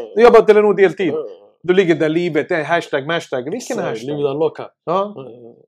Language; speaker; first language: Swedish; early bilingual, other home language; Serbian